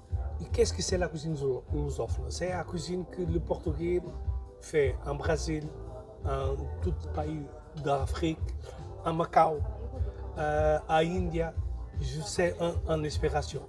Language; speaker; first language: French; non-native, learner; Portuguese